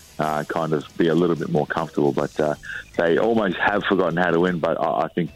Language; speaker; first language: English; native; English